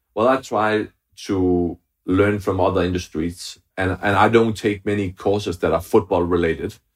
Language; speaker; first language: English; non-native, fluent; Danish